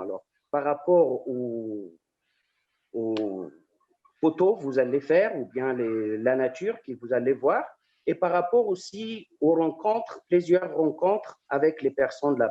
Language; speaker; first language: French; non-native, fluent; Arabic